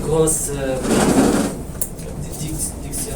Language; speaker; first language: French; non-native, learner; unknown